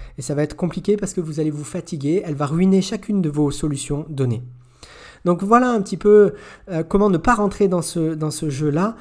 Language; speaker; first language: French; native; French